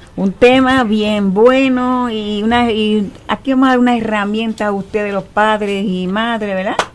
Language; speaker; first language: Spanish; early bilingual, heritage; Spanish